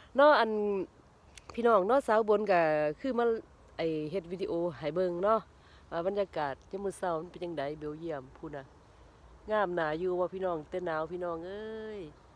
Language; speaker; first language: Thai; native; Thai